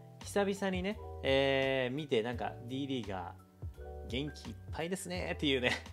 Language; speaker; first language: Japanese; native; Japanese